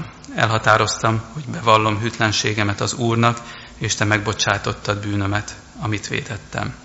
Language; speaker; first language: Hungarian; native; Hungarian